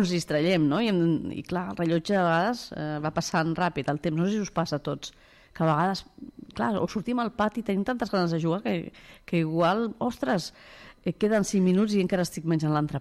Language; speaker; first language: Catalan; native; Catalan